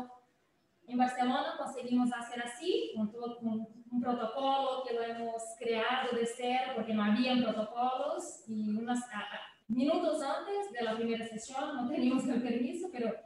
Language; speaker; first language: Spanish; non-native, fluent; Portuguese